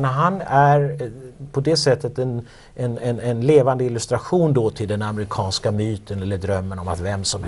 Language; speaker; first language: Swedish; native; Swedish